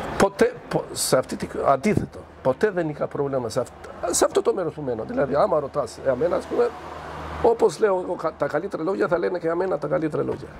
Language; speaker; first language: Greek; non-native, fluent; Albanian